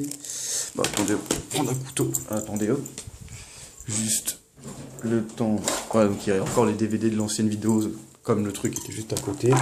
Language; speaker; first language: French; native; French